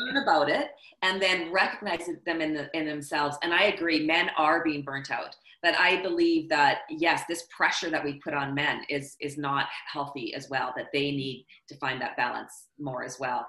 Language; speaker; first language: English; native; English